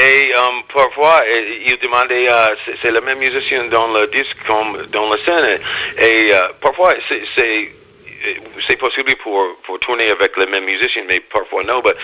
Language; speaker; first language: French; non-native, learner; English